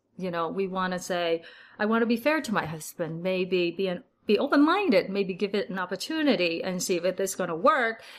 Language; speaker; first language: English; early bilingual, other home language; Vietnamese